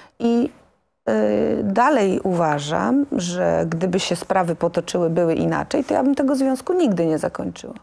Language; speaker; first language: Polish; native; Polish